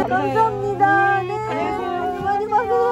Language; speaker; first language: Korean; non-native, learner; Japanese